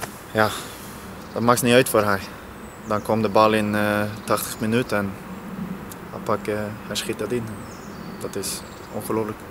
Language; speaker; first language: Dutch; non-native, learner; Swedish